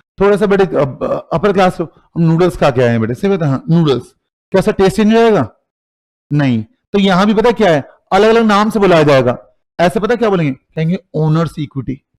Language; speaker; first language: Hindi; native; Hindi